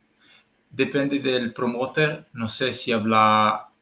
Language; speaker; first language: Spanish; non-native, learner; Italian